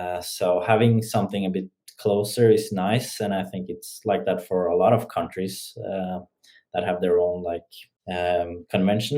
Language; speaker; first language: English; non-native, fluent; Norwegian